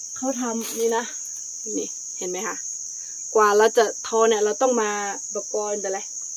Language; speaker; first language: Thai; non-native, local second language; Karen languages